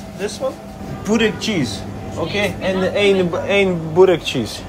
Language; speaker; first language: English; non-native, fluent; Bosnian